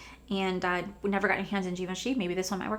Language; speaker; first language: English; native; English